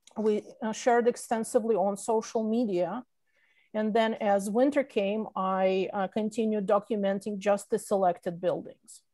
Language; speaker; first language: English; non-native, fluent; Russian